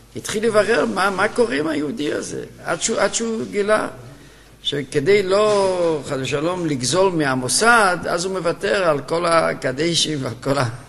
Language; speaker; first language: Hebrew; native; Hebrew